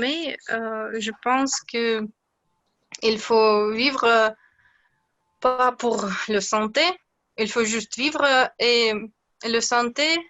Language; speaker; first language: French; non-native, learner; Russian